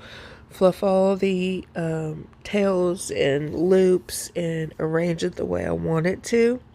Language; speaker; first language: English; native; English